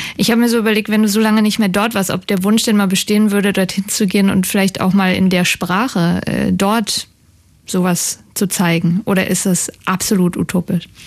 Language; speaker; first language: German; native; German